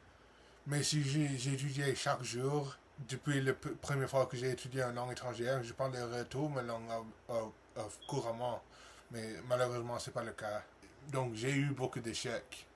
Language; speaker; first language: French; non-native, learner; English